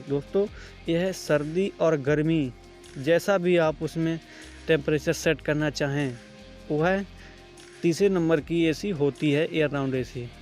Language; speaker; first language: Hindi; native; Hindi